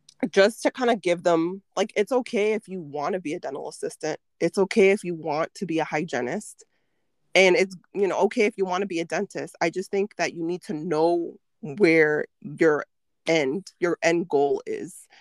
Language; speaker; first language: English; early bilingual, other home language; Spanish